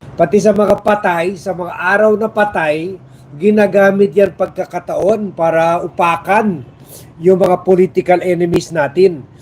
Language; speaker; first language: Filipino; non-native, local second language; Chavacano